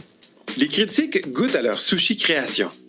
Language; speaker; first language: French; native; French